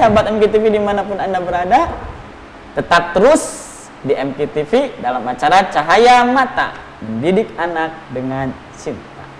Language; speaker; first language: Indonesian; native; Indonesian